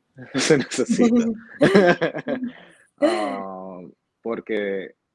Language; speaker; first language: Spanish; early bilingual, heritage; Spanish